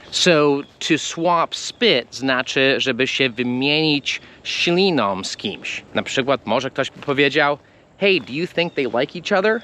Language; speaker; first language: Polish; non-native, fluent; English